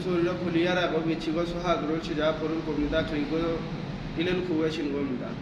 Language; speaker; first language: Korean; non-native, learner; Urdu